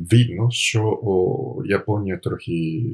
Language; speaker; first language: Ukrainian; non-native, fluent; Japanese